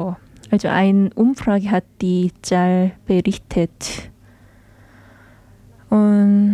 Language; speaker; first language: German; non-native, learner; Korean